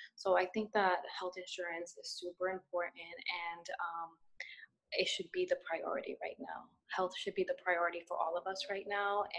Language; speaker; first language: English; early bilingual, other home language; Spanish